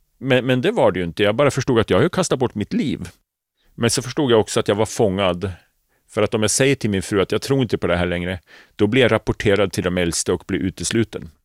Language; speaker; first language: Swedish; native; Swedish